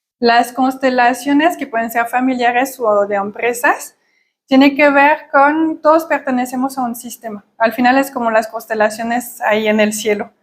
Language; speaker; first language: Spanish; non-native, fluent; French